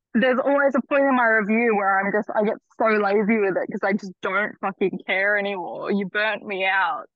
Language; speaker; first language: English; native; English